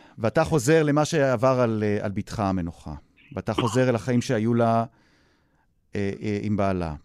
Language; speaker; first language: Hebrew; native; Hebrew